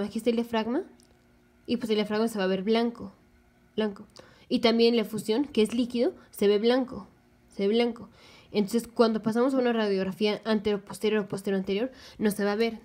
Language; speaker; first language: Spanish; native; Spanish